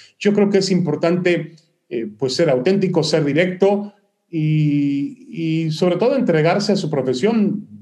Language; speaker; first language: Spanish; early bilingual, other home language; Hebrew